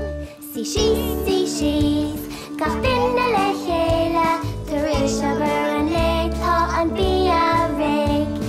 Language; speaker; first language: Irish; native; Irish